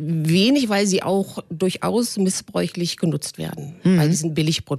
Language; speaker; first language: German; native; German